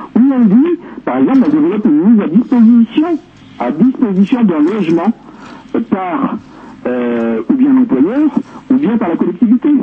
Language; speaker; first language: French; native; French